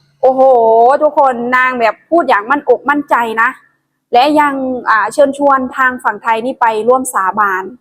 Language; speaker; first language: Thai; non-native, local second language; Northeastern Thai